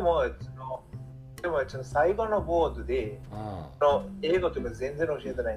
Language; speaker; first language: Japanese; non-native, learner; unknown